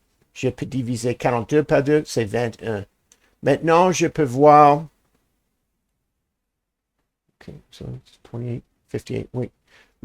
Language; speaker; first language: French; non-native, learner; English